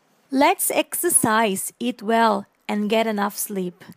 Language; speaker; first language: English; non-native, fluent; Portuguese